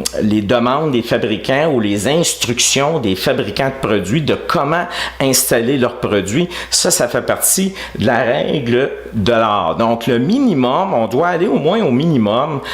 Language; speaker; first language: French; native; French